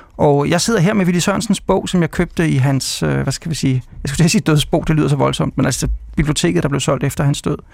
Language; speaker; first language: Danish; native; Danish